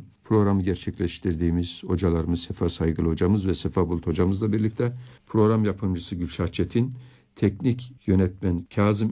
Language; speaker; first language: Turkish; native; Turkish